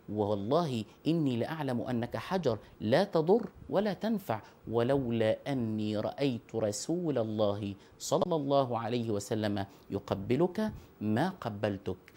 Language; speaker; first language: Arabic; native; Arabic